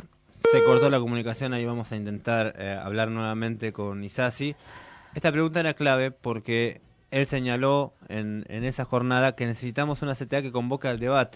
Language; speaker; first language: Spanish; native; Spanish